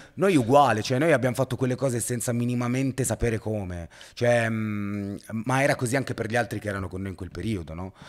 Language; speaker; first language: Italian; native; Italian